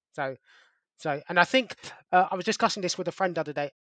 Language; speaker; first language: English; native; English